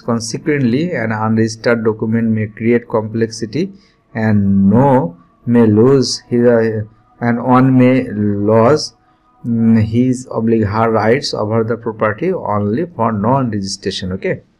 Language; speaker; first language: English; non-native, local second language; Bangla